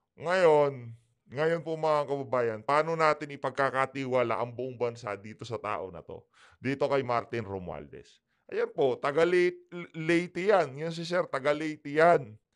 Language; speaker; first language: Filipino; native; Filipino